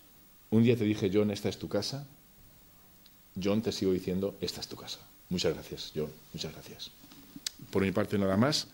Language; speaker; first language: Spanish; native; Spanish